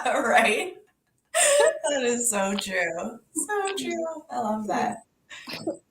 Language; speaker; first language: English; native; English